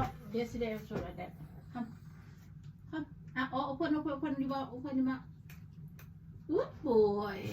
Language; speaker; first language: English; non-native, learner; Thai